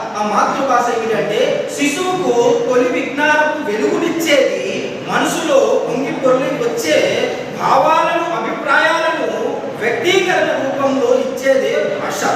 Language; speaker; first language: Telugu; non-native, local second language; Odia